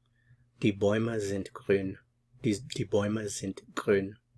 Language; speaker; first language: German; non-native, fluent; English